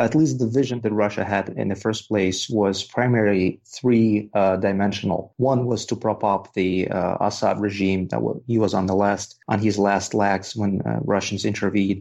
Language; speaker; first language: English; non-native, fluent; Russian